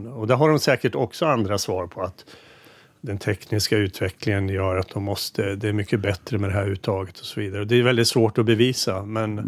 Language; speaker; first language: Swedish; native; Swedish